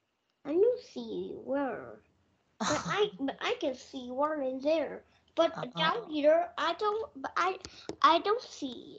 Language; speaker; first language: English; non-native, learner; Vietnamese